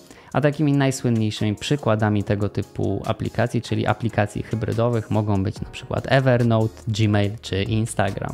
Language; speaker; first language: Polish; native; Polish